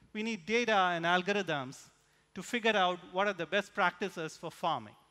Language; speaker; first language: English; non-native, local second language; Tamil